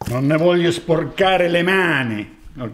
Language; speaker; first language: Italian; non-native, fluent; Spanish